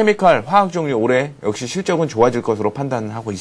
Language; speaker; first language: Korean; native; Korean